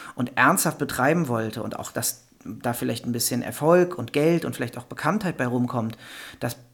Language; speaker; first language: German; native; German